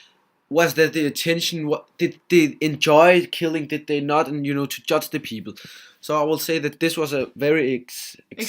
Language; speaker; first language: English; non-native, fluent; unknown